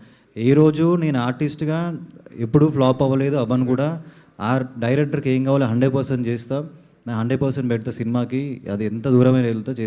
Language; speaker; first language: Telugu; native; Telugu